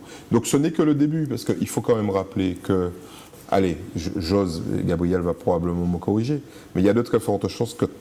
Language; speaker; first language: French; native; French